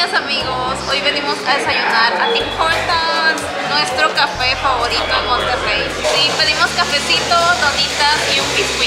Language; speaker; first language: Spanish; native; Spanish